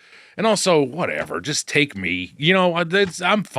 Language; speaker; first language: English; native; English